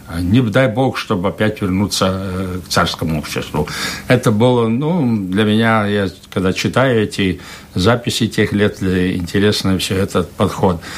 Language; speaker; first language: Russian; non-native, local second language; Latvian